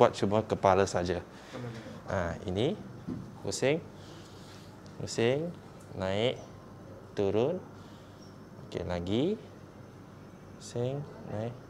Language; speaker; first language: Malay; non-native, local second language; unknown